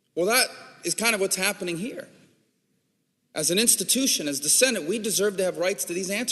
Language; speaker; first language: English; native; English